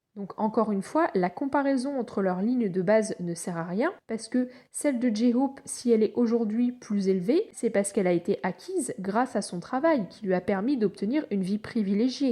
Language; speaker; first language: French; native; French